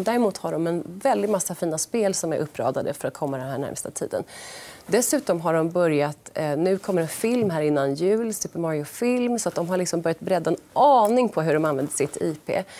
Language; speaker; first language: Swedish; native; Swedish